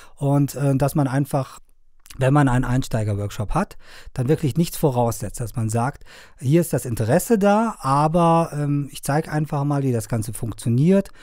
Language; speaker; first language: German; non-native, fluent; Persian